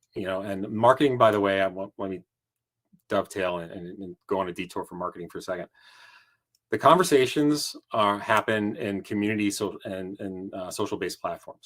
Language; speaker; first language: English; native; English